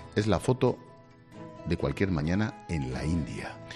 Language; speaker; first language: Spanish; native; Spanish